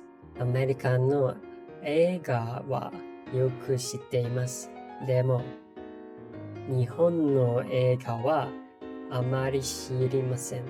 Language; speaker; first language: Japanese; non-native, learner; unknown